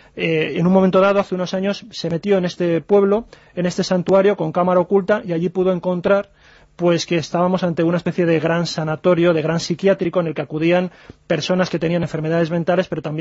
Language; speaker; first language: Spanish; native; Spanish